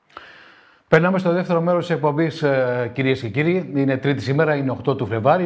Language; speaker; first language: Greek; native; Greek